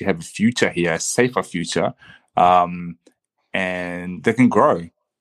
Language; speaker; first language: English; early bilingual, other home language; Swahili